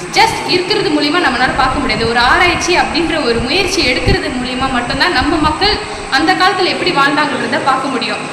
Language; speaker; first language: Tamil; early bilingual, heritage; Tamil